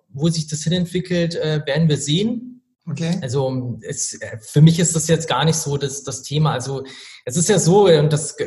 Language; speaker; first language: German; native; German